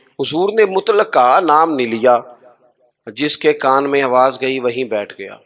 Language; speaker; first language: Urdu; non-native, local second language; Punjabi